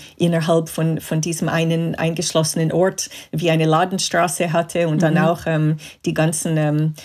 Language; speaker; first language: German; non-native, fluent; English